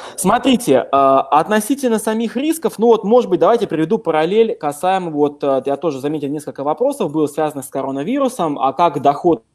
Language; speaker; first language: Russian; native; Russian